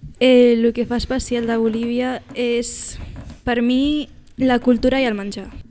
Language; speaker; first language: Catalan; non-native, local second language; Spanish